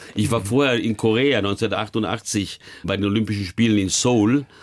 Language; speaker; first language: German; early bilingual, other home language; Hungarian